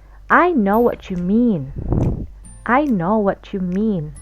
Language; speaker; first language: English; non-native, fluent; Indonesian